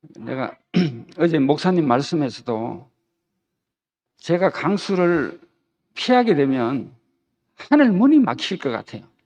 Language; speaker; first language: Korean; native; Korean